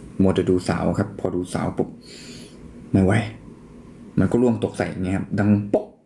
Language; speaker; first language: Thai; native; Thai